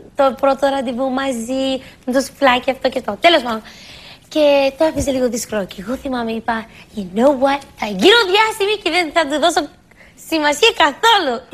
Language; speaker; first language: Greek; early bilingual, heritage; Greek